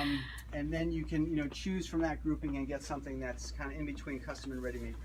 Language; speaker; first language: English; native; English